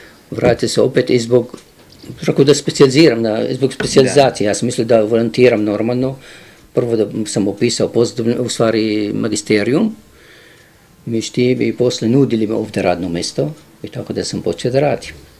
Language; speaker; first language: Croatian; non-native, fluent; Arabic